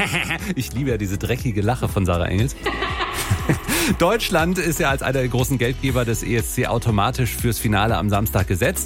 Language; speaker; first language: German; native; German